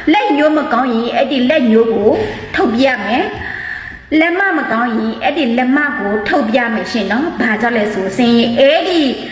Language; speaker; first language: Burmese; non-native, local second language; Karen languages